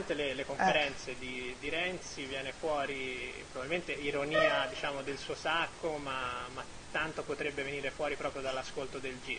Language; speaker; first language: Italian; native; Italian